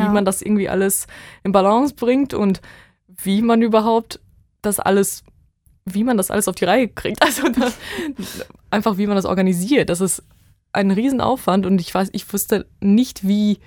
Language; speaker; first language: German; non-native, fluent; Bosnian